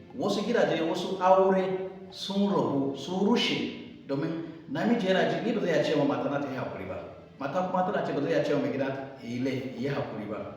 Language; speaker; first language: Hausa; non-native, local second language; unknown